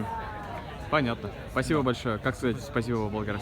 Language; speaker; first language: Russian; native; Russian